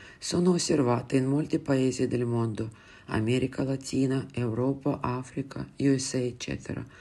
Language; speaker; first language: Italian; non-native, fluent; Russian